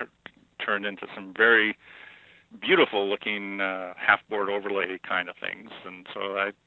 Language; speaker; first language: English; native; English